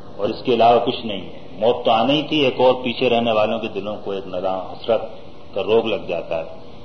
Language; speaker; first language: Urdu; native; Urdu